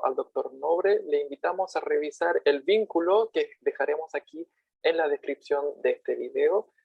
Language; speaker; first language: Spanish; native; Spanish